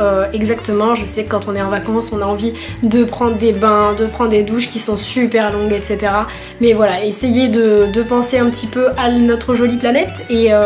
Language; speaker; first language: French; native; French